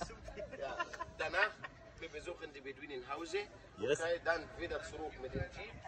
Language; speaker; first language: German; non-native, learner; Arabic